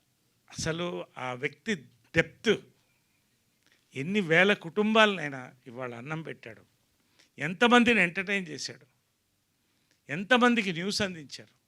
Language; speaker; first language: Telugu; native; Telugu